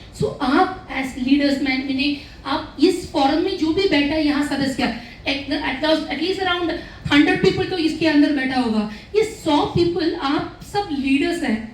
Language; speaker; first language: Hindi; non-native, local second language; Malayalam